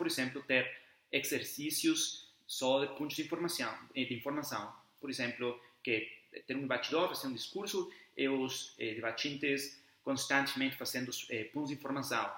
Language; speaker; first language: Portuguese; non-native, fluent; Spanish